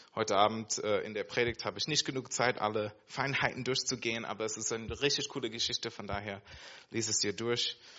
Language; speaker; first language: German; non-native, fluent; English